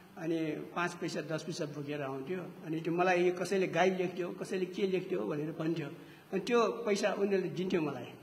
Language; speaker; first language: Nepali; non-native, local second language; Newari